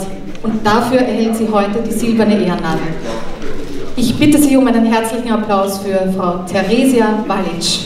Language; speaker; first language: German; native; German